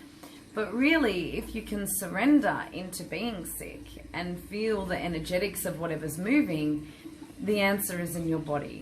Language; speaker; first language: English; native; English